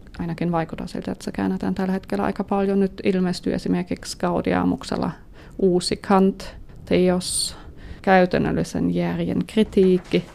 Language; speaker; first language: Finnish; non-native, fluent; German